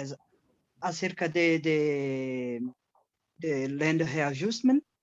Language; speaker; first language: Spanish; non-native, learner; Portuguese